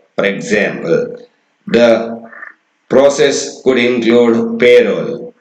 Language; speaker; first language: English; non-native, local second language; Kannada